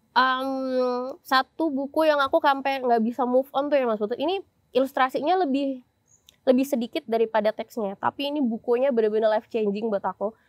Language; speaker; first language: Indonesian; native; Indonesian